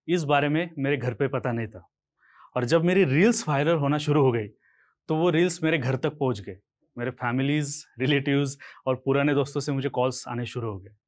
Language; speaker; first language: Hindi; non-native, local second language; Marathi